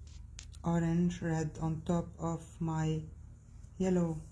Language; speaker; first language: English; non-native, fluent; Arabic